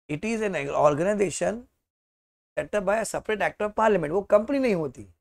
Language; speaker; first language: Hindi; native; Hindi